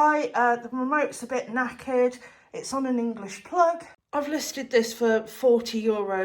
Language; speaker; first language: English; native; English